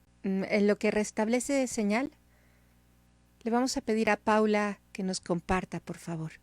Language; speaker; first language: Spanish; native; Spanish